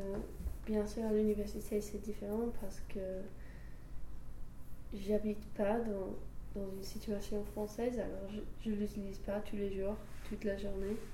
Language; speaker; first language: French; non-native, fluent; English